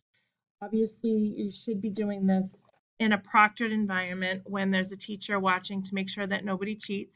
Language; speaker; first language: English; native; English